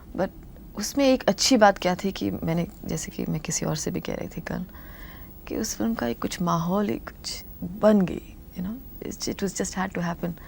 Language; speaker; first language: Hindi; non-native, local second language; Tamil